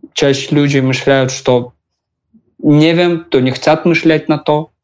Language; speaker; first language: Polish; non-native, learner; Russian